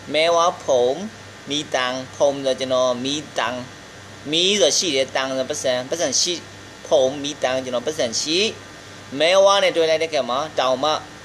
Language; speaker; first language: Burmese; native; Burmese